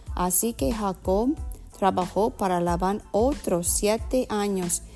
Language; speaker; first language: Spanish; non-native, learner; English